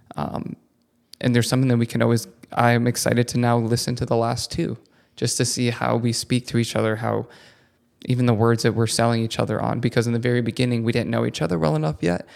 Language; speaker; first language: English; early bilingual, other home language; Italian